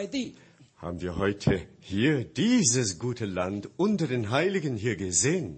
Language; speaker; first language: German; non-native, fluent; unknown